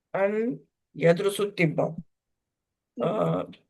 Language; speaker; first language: Arabic; non-native, learner; Urdu